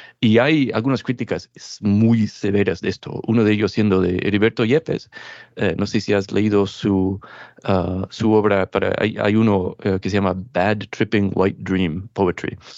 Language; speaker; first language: Spanish; non-native, fluent; English